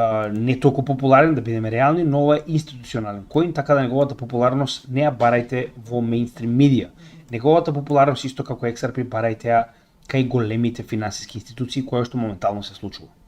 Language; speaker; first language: Macedonian; native; Macedonian